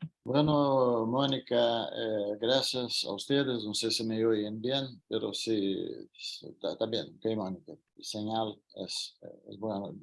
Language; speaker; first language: Spanish; non-native, fluent; Portuguese